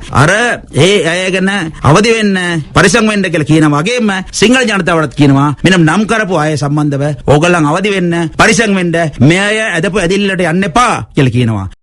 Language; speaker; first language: Sinhala; non-native, local second language; Tamil